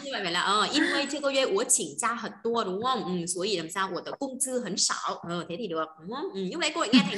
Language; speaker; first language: Vietnamese; native; Vietnamese